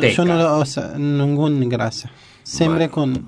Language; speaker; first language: Spanish; non-native, learner; Arabic